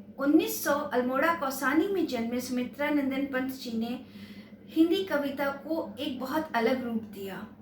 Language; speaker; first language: Hindi; native; Hindi